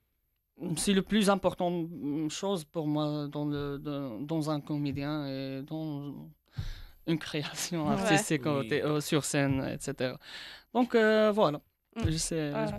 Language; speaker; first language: French; non-native, local second language; Arabic